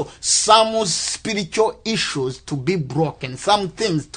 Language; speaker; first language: English; non-native, local second language; Kinyarwanda